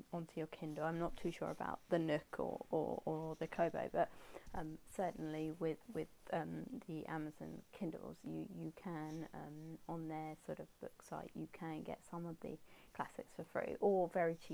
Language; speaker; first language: English; native; English